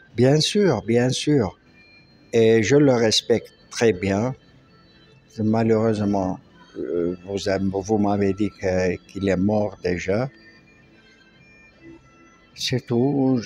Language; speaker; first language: French; non-native, local second language; Armenian